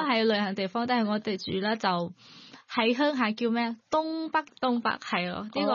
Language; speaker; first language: Cantonese; non-native, learner; Thai